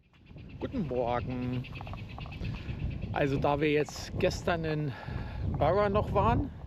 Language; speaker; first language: German; native; German